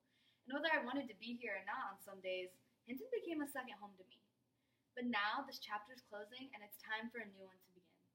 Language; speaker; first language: English; native; English